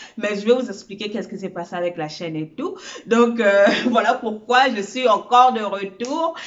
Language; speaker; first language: French; early bilingual, other home language; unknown